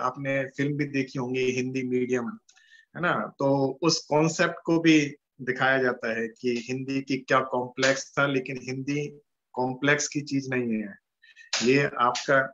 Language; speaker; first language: Hindi; native; Hindi